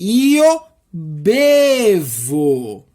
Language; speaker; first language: Italian; non-native, fluent; Portuguese